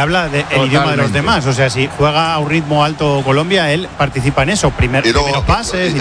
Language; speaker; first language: Spanish; native; Spanish